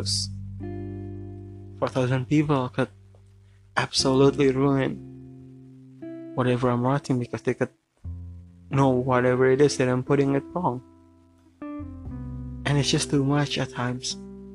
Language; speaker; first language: English; non-native, fluent; Indonesian